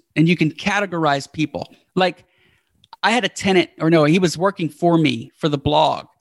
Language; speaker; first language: English; native; English